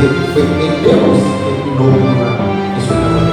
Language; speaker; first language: Portuguese; non-native, learner; Haitian Creole